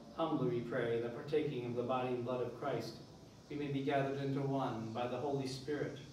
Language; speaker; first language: English; native; English